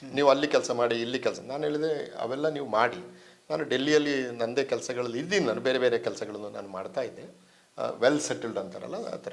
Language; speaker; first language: Kannada; native; Kannada